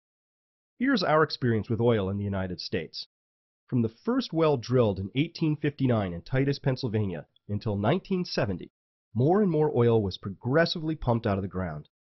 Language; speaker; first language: English; native; English